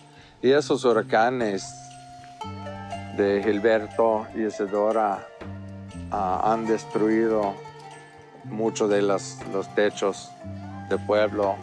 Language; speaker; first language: Spanish; non-native, fluent; English